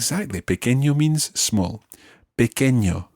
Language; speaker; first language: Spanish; non-native, fluent; English